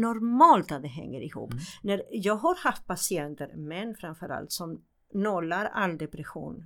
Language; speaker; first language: Swedish; non-native, fluent; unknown